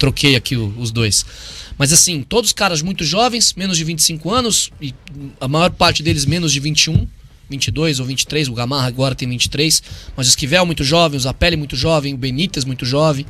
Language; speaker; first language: Portuguese; native; Portuguese